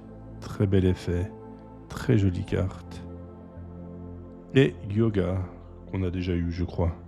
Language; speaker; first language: French; native; French